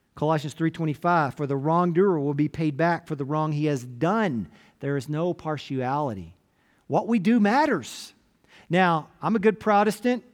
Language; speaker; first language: English; native; English